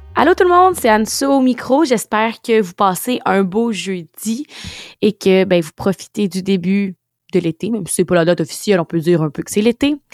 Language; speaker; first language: French; native; French